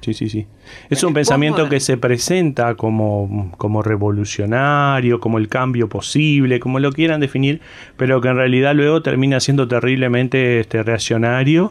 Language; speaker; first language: Spanish; native; Spanish